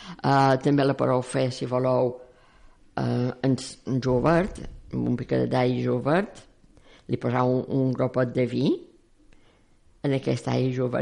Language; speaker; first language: Catalan; native; Catalan